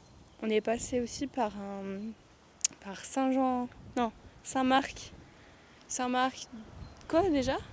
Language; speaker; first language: French; native; French